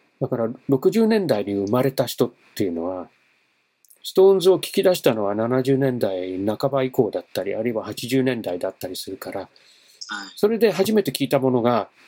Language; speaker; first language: Japanese; non-native, fluent; English